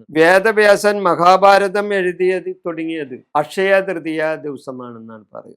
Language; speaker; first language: Malayalam; native; Malayalam